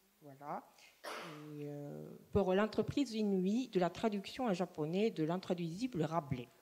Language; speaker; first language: French; non-native, fluent; Japanese